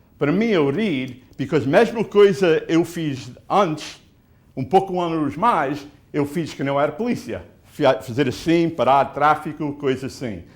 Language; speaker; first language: Portuguese; early bilingual, heritage; Portuguese